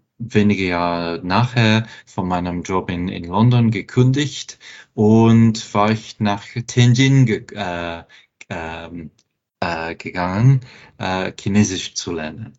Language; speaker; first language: German; non-native, fluent; English